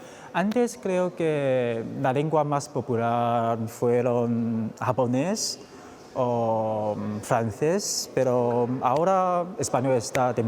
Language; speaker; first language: Spanish; non-native, fluent; Chinese